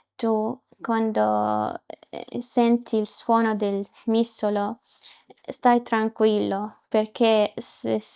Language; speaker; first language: Italian; non-native, learner; Arabic